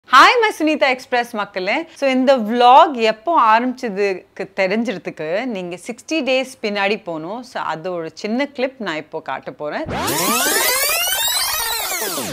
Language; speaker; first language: Tamil; non-native, local second language; Assamese